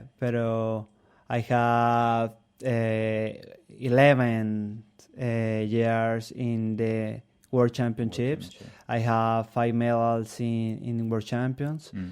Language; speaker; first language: English; non-native, learner; Spanish